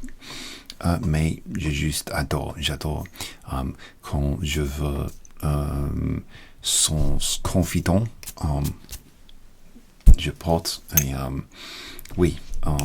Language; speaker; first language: French; non-native, learner; English